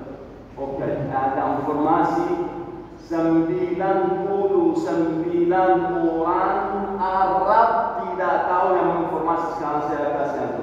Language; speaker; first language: Indonesian; non-native, learner; Arabic